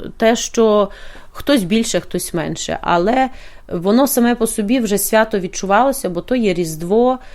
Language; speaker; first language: Ukrainian; native; Ukrainian